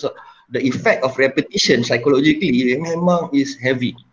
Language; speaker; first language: English; non-native, local second language; Malay